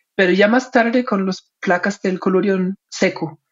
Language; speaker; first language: Spanish; non-native, fluent; German